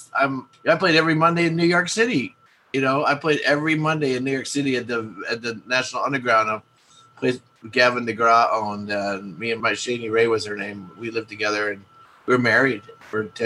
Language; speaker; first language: English; native; English